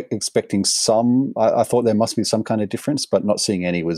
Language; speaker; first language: English; native; English